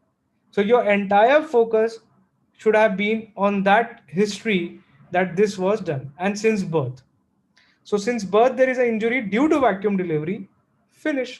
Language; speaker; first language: English; non-native, local second language; Hindi